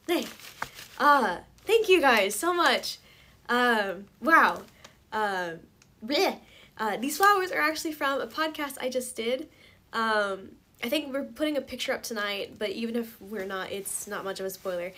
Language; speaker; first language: English; early bilingual, other home language; Korean